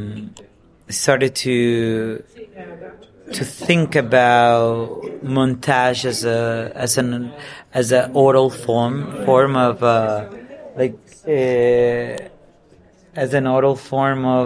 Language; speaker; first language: English; non-native, fluent; Spanish